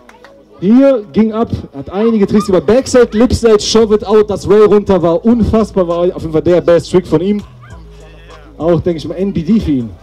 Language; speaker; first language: German; native; German